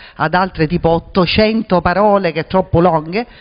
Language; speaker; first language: Italian; native; Italian